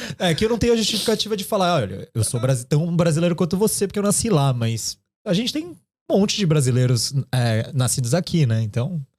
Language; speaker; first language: Portuguese; early bilingual, other home language; Korean